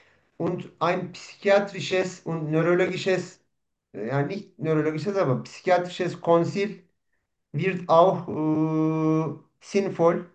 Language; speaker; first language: German; non-native, fluent; Turkish